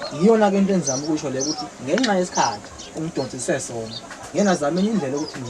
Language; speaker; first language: Zulu; non-native, local second language; Xhosa